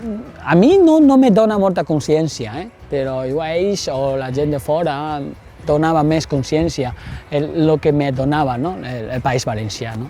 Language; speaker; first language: Catalan; non-native, fluent; Chinese